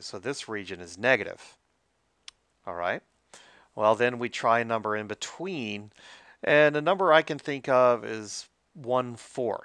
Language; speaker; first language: English; native; English